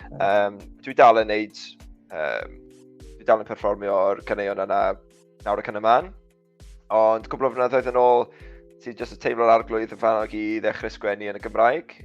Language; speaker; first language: Welsh; native; Welsh